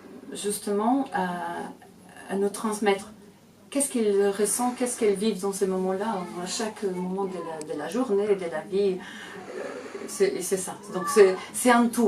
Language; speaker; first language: French; non-native, fluent; Portuguese